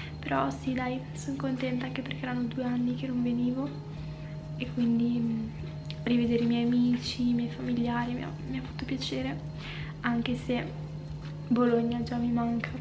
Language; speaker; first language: Italian; native; Italian